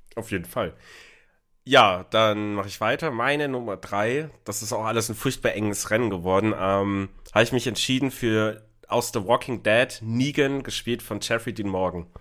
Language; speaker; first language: German; native; German